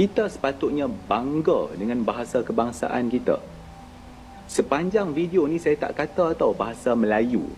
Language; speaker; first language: Malay; native; Malay